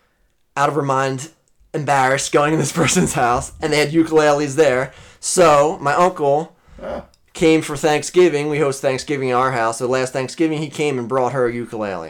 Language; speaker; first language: English; native; English